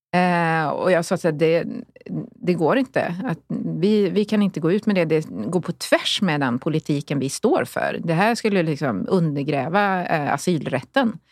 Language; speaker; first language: Swedish; early bilingual, other home language; Spanish